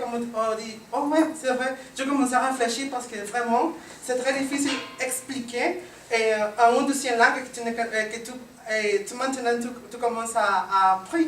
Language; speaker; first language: French; non-native, learner; Spanish